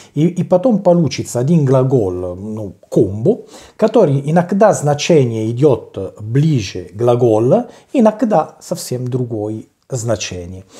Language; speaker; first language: Russian; non-native, learner; Italian